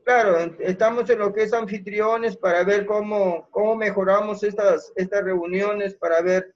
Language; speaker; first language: Spanish; native; Spanish